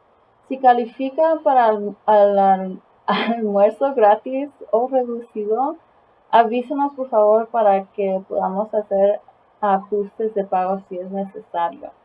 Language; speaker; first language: Spanish; early bilingual, heritage; Spanish